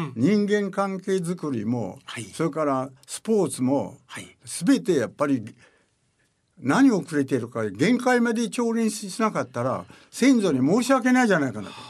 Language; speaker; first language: Japanese; native; Japanese